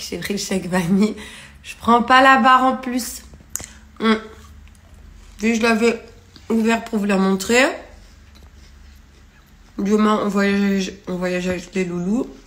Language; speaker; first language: French; native; French